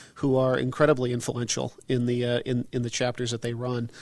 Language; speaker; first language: English; native; English